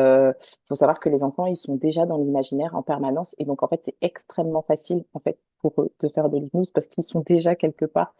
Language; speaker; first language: French; native; French